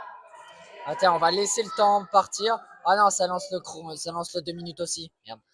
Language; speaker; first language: French; native; French